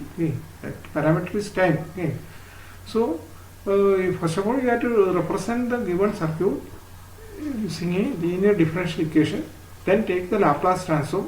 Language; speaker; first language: English; non-native, local second language; Malayalam